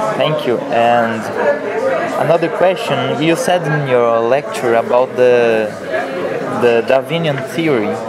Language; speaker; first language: English; non-native, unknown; Portuguese